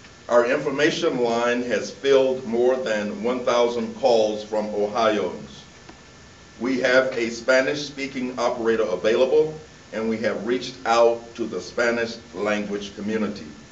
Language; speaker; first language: English; native; English